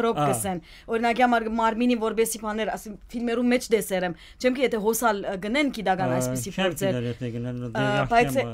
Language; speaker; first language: Armenian; early bilingual, heritage; Armenian